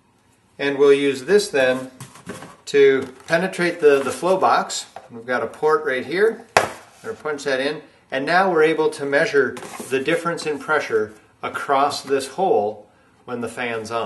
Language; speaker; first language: English; native; English